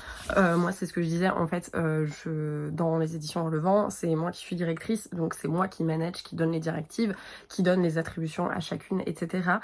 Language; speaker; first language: French; native; French